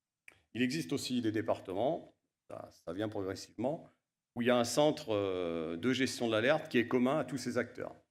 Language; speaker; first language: French; native; French